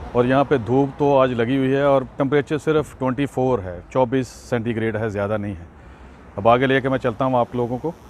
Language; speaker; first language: Urdu; non-native, local second language; Punjabi